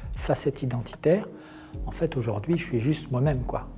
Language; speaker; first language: French; non-native, local second language; Arabic